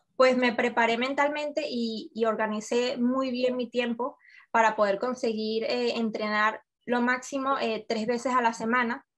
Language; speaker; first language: Spanish; native; Spanish